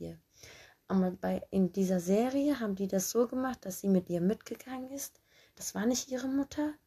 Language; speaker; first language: German; early bilingual, other home language; Turkish